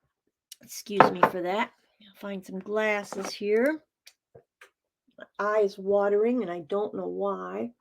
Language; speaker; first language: English; native; English